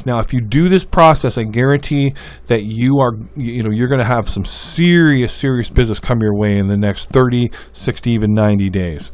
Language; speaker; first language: English; native; English